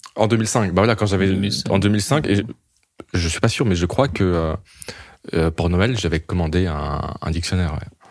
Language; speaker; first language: French; native; French